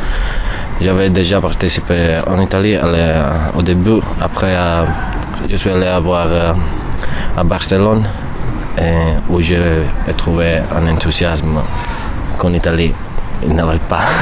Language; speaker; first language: French; non-native, learner; Italian